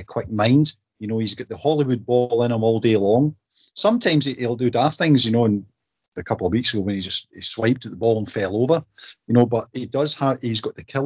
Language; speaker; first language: English; native; English